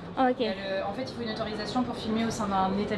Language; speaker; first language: French; native; French